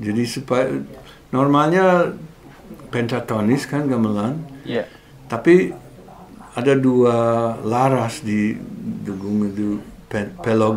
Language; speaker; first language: Indonesian; non-native, fluent; English